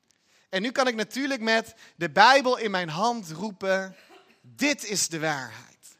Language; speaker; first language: Dutch; native; Dutch